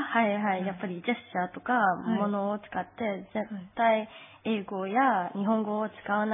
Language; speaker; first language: Japanese; non-native, fluent; English